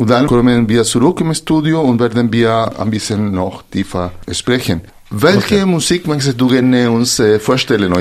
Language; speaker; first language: German; non-native, fluent; Spanish